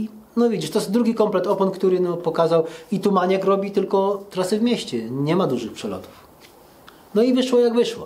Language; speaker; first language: Polish; native; Polish